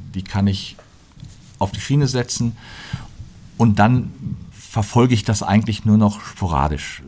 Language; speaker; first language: German; native; German